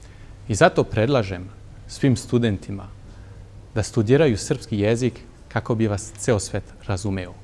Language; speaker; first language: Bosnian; non-native, fluent; French